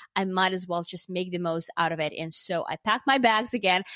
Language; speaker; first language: English; non-native, fluent; Finnish